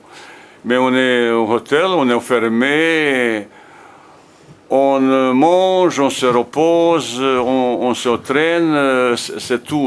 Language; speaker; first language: French; non-native, fluent; Bosnian